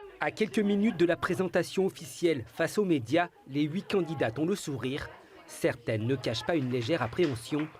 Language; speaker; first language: French; native; French